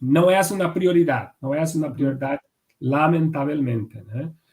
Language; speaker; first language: Spanish; non-native, fluent; Portuguese